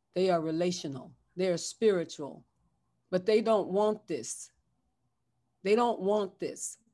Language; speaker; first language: English; native; English